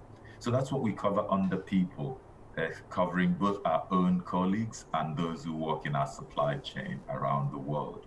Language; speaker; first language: English; non-native, local second language; Igbo